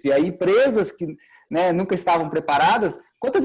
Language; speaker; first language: Portuguese; native; Portuguese